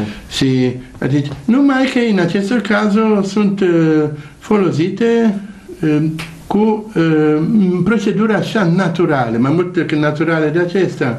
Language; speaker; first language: Romanian; non-native, learner; Italian